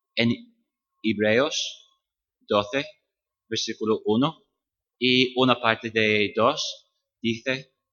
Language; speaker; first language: Spanish; non-native, fluent; English